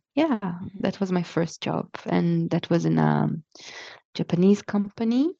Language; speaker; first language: English; non-native, fluent; Hebrew